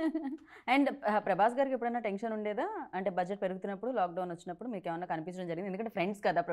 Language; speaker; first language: Telugu; native; Telugu